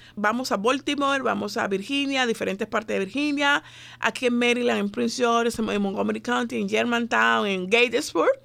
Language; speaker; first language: Spanish; native; Spanish